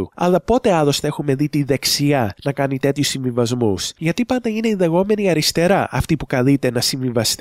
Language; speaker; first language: Greek; native; Greek